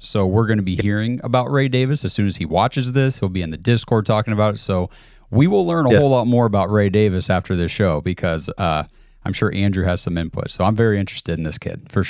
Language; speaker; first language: English; native; English